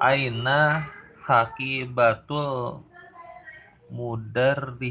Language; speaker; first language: Arabic; non-native, learner; Indonesian